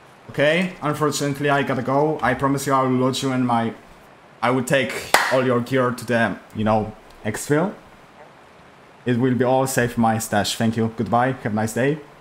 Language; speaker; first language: English; non-native, fluent; Polish